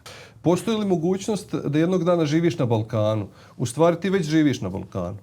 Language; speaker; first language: Bosnian; native; Bosnian